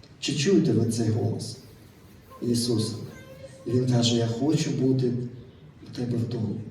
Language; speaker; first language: Ukrainian; native; Ukrainian